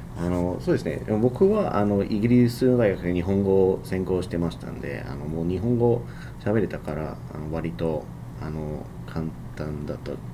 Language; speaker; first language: Japanese; non-native, fluent; English